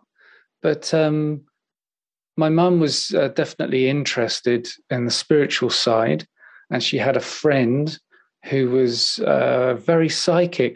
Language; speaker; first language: English; native; English